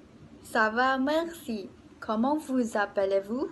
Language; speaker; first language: French; non-native, learner; Malay